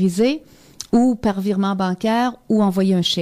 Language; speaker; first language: French; native; French